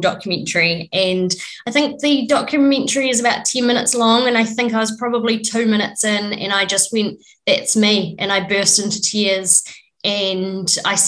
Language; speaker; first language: English; native; English